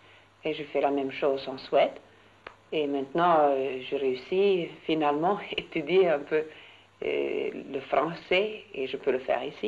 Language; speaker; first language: French; non-native, learner; Swedish